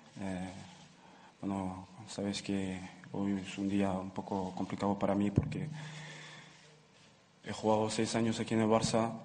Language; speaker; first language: Spanish; non-native, fluent; French